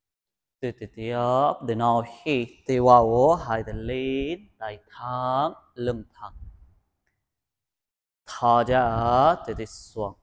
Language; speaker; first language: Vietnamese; non-native, learner; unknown